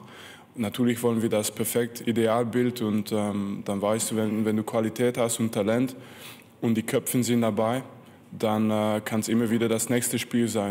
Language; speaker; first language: German; non-native, fluent; French